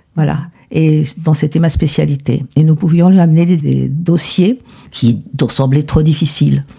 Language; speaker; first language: French; non-native, fluent; Spanish